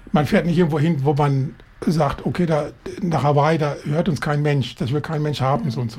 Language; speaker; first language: German; native; German